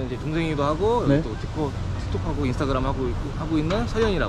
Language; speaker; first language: Korean; native; Korean